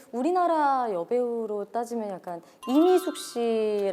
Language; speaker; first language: Korean; native; Korean